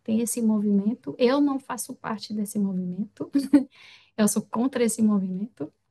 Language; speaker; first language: Portuguese; non-native, fluent; French